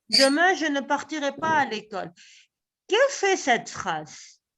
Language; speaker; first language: French; non-native, local second language; Arabic